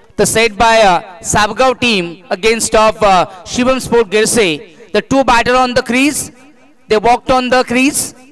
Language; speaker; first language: English; non-native, local second language; Marathi